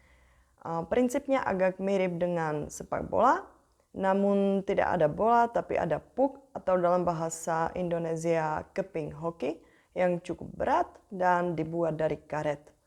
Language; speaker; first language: Indonesian; non-native, fluent; Czech